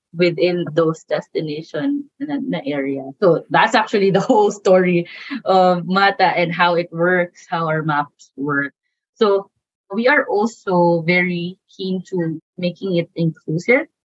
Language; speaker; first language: English; non-native, local second language; Cebuano